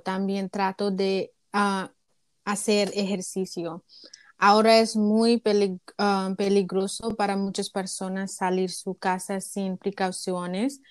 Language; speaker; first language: Spanish; non-native, learner; English